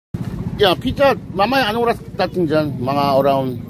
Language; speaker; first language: Filipino; non-native, learner; Korean